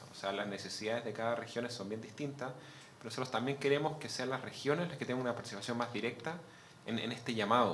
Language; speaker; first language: Spanish; native; Spanish